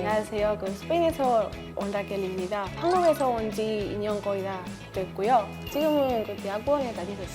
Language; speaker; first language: Korean; non-native, fluent; Spanish